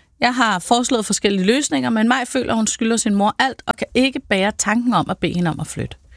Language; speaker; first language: Danish; native; Danish